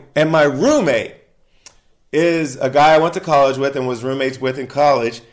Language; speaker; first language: English; native; English